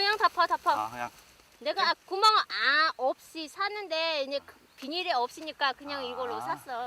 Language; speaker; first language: Korean; non-native, learner; Vietnamese